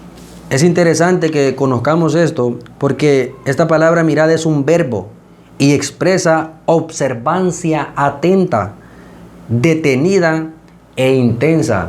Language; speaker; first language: Spanish; native; Spanish